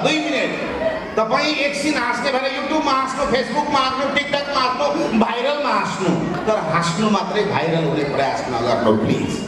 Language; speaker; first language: Nepali; native; Nepali